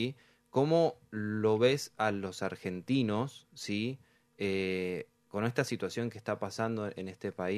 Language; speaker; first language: Spanish; native; Spanish